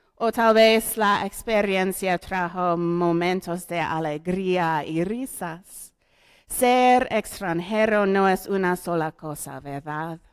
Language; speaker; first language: Spanish; non-native, learner; English